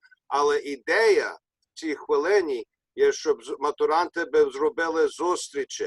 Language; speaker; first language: Ukrainian; early bilingual, heritage; Ukrainian